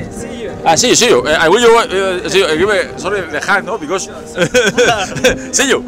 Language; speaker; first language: English; non-native, learner; Spanish